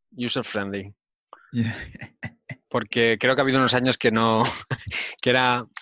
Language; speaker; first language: Spanish; native; Spanish